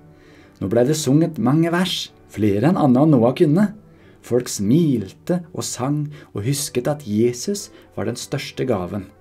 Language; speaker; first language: Norwegian; native; Norwegian